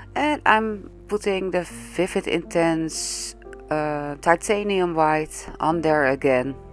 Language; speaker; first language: English; non-native, fluent; Dutch